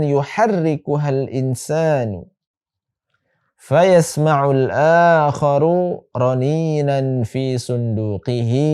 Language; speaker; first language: Arabic; non-native, fluent; Indonesian